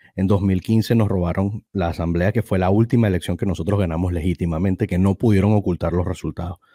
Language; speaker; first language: Spanish; native; Spanish